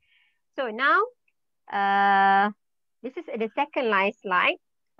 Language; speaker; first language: English; non-native, learner; Malay